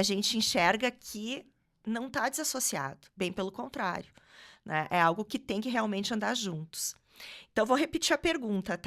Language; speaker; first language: Portuguese; native; Portuguese